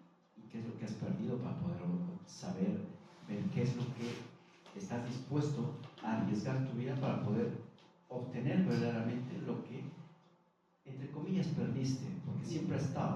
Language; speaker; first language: Spanish; native; Spanish